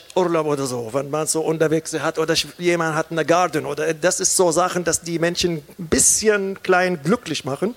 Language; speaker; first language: German; non-native, learner; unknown